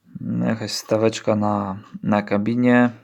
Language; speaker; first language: Polish; native; Polish